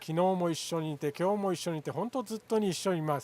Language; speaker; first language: Japanese; native; Japanese